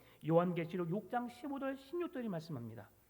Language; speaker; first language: Korean; native; Korean